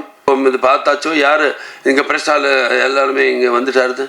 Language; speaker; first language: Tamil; non-native, learner; Telugu